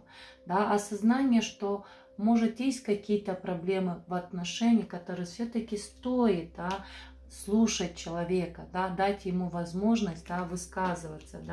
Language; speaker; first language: Russian; non-native, fluent; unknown